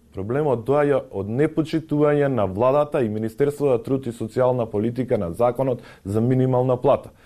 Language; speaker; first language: Macedonian; native; Macedonian